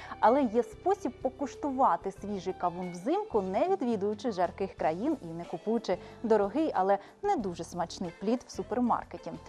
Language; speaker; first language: Ukrainian; native; Ukrainian